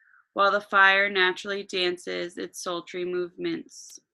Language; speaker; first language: English; native; English